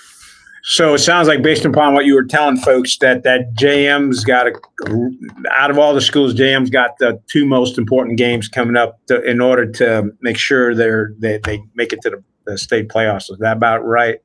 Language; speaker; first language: English; native; English